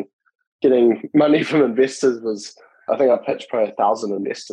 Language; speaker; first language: English; native; English